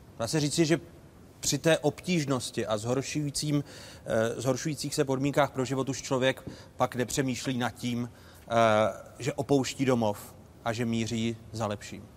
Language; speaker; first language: Czech; native; Czech